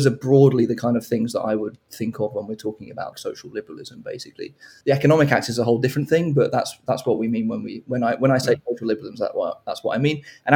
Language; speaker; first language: English; native; English